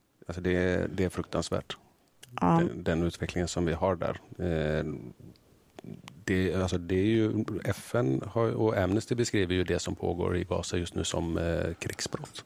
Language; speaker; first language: Swedish; native; Swedish